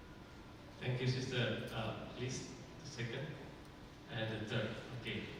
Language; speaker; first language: English; non-native, fluent; Indonesian